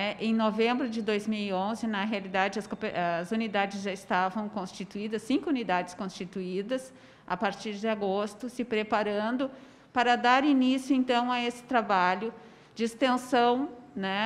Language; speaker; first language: Portuguese; native; Portuguese